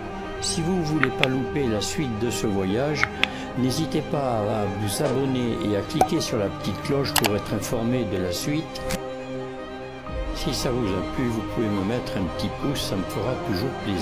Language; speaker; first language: French; native; French